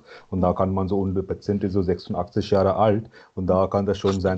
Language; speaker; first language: German; non-native, fluent; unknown